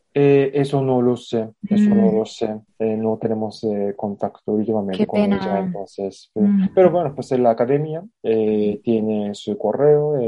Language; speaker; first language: Spanish; non-native, fluent; Japanese